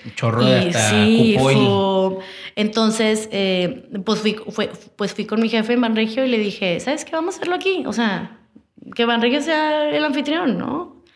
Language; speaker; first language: Spanish; native; Spanish